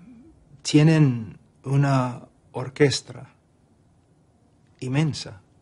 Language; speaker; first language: Spanish; non-native, fluent; English